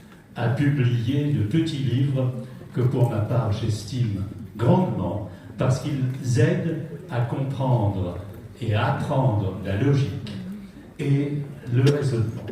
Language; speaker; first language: French; native; French